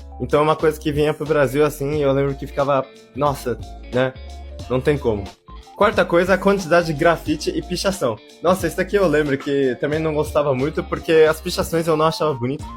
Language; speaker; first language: Portuguese; early bilingual, other home language; Japanese